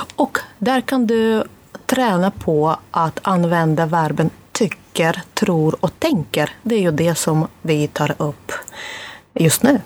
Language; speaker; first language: Swedish; non-native, fluent; Russian